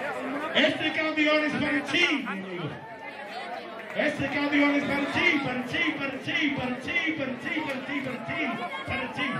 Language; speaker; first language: Spanish; non-native, learner; English